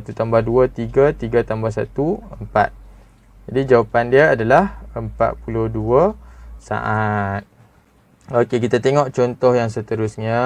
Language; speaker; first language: Malay; native; Malay